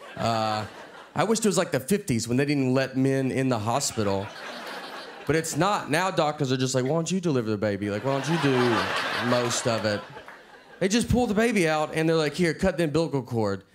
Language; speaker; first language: English; native; English